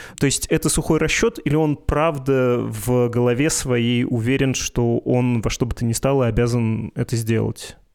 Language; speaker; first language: Russian; native; Russian